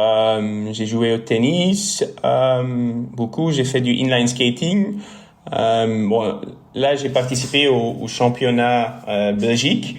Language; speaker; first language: French; non-native, local second language; Dutch